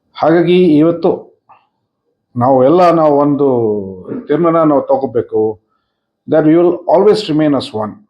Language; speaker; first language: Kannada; non-native, fluent; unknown